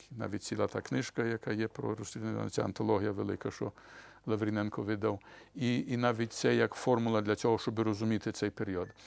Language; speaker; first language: Ukrainian; early bilingual, heritage; Ukrainian